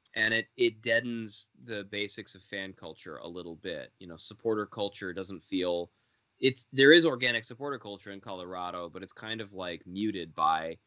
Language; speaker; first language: English; native; English